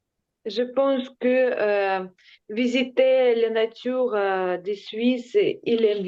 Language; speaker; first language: French; non-native, learner; Ukrainian